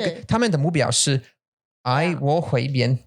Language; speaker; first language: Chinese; non-native, learner; English